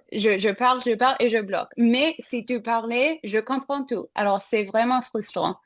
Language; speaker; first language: French; non-native, fluent; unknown